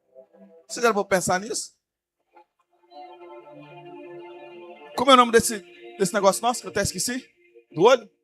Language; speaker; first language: Portuguese; native; Portuguese